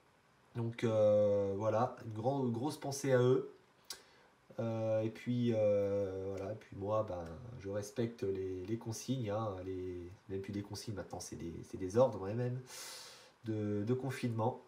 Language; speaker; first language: French; native; French